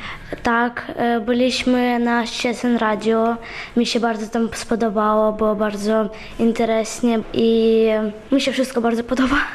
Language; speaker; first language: Polish; early bilingual, other home language; Ukrainian